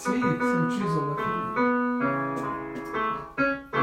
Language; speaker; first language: Italian; non-native, learner; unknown